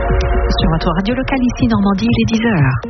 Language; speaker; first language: French; native; French